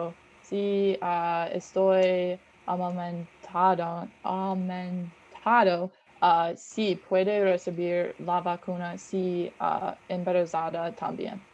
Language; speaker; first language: Spanish; non-native, learner; English